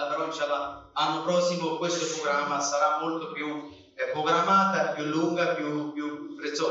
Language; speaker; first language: Italian; non-native, fluent; Bangla